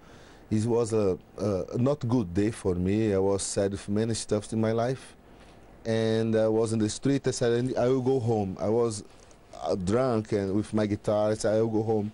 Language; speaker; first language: English; non-native, learner; Portuguese